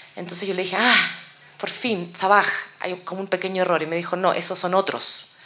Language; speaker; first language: Spanish; native; Spanish